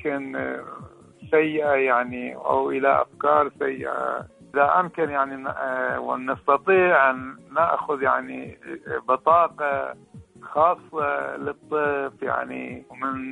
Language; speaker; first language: Arabic; non-native, fluent; Persian